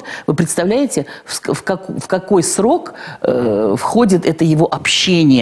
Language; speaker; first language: Russian; native; Russian